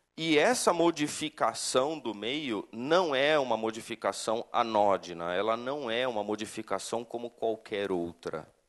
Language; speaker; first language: Portuguese; native; Portuguese